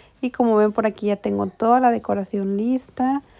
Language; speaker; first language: Spanish; native; Spanish